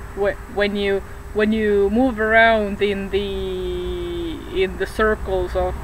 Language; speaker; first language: English; non-native, fluent; Estonian